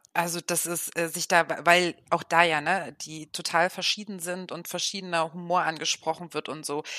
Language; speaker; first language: German; native; German